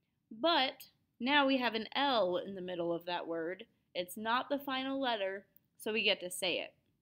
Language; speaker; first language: English; native; English